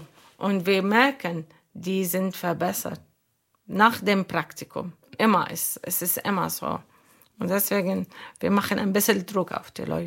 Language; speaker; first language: German; non-native, learner; Arabic